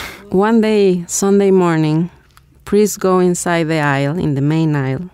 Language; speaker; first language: English; non-native, fluent; Spanish